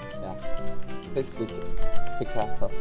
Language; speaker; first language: English; non-native, learner; Korean